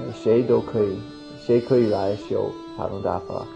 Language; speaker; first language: Chinese; non-native, learner; English